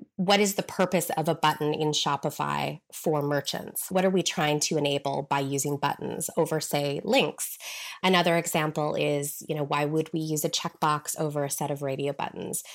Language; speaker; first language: English; native; English